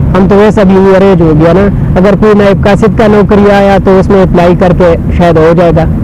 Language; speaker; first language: Urdu; non-native, local second language; Pashto